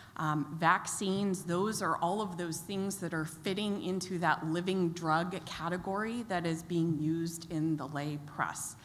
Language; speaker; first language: English; native; English